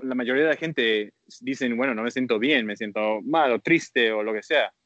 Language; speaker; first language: Spanish; early bilingual, heritage; Spanish